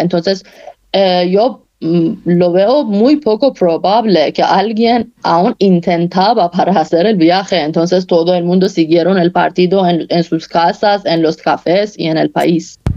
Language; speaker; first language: Spanish; non-native, fluent; Persian